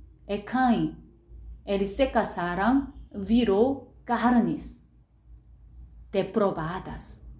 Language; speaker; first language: Portuguese; non-native, learner; Korean